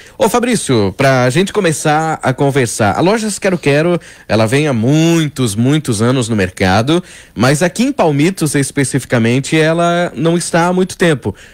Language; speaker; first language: Portuguese; native; Portuguese